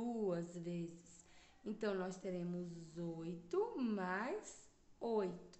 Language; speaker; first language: Portuguese; native; Portuguese